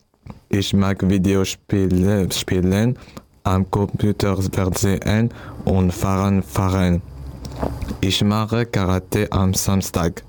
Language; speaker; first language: German; non-native, learner; French